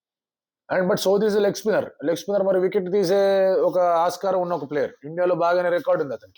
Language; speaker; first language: Telugu; native; Telugu